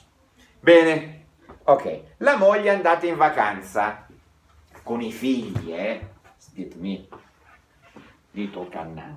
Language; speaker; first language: Italian; non-native, fluent; Russian